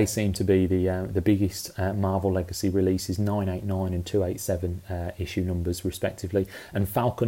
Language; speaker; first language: English; native; English